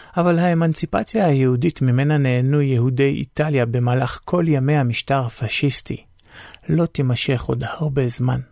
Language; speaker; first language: Hebrew; native; Hebrew